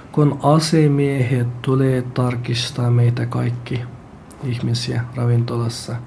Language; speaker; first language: Finnish; non-native, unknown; Uyghur